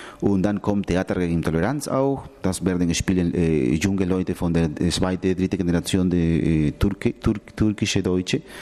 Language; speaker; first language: German; non-native, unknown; Spanish